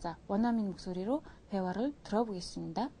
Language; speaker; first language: Korean; non-native, fluent; Mongolian